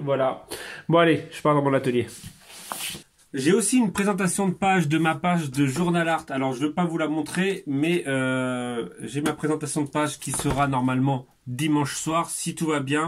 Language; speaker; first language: French; native; French